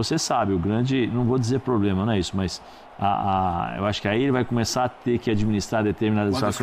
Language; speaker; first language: Portuguese; native; Portuguese